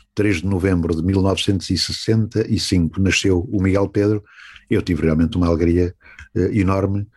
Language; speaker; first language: Portuguese; native; Portuguese